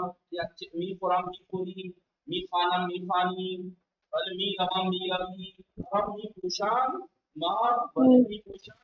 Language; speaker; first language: Persian; non-native, fluent; Urdu